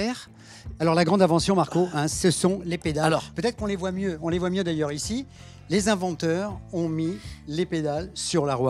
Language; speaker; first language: French; native; French